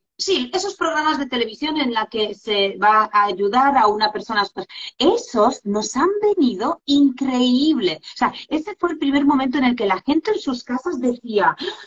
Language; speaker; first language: Spanish; non-native, fluent; Polish